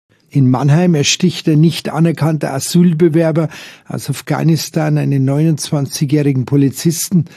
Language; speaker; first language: German; native; German